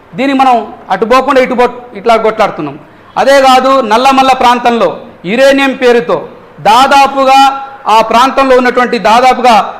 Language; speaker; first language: Telugu; non-native, local second language; Lambadi